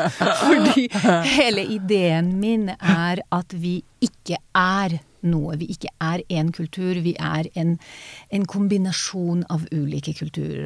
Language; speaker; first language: Norwegian; non-native, fluent; Hebrew